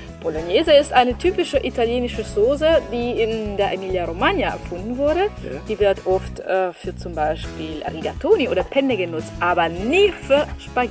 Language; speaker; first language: German; non-native, fluent; Italian